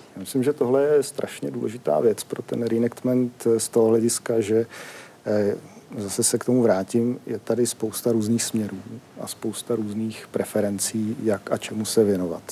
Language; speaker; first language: Czech; native; Czech